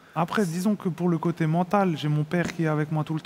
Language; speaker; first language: French; native; French